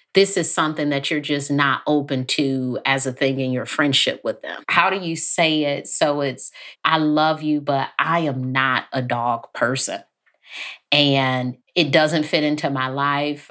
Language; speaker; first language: English; native; English